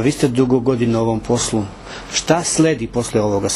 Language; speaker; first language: Serbian; native; Serbian